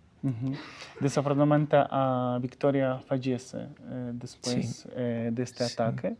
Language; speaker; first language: Spanish; non-native, fluent; Ukrainian